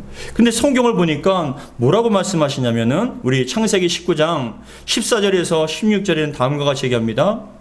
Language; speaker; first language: Korean; native; Korean